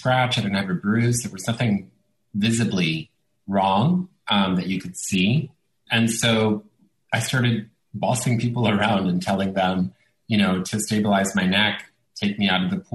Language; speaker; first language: English; early bilingual, other home language; Italian